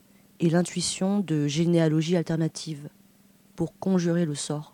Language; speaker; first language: French; native; French